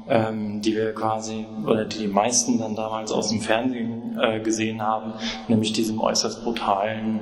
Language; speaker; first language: German; native; German